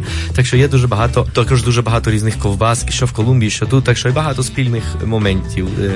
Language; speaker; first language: Ukrainian; non-native, fluent; Spanish